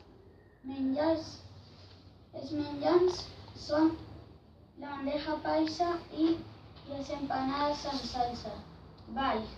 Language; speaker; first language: Catalan; non-native, learner; Spanish